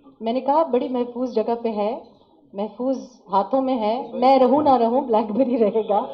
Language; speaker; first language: Urdu; non-native, local second language; Pashto